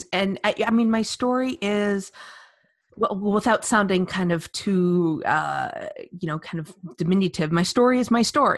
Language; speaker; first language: English; native; English